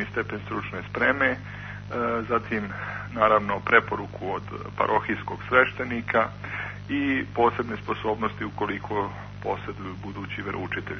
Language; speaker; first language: Croatian; native; Croatian